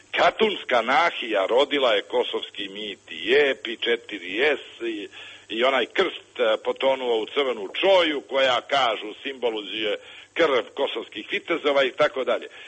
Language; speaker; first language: Serbian; native; Serbian